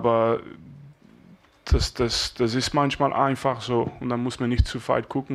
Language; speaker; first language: German; non-native, fluent; French